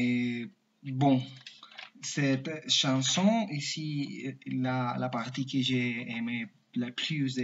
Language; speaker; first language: French; non-native, learner; Spanish